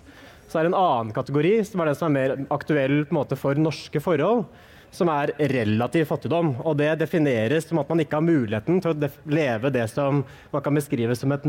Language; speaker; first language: Norwegian; native; Norwegian